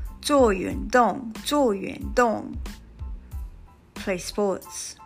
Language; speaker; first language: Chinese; non-native, fluent; English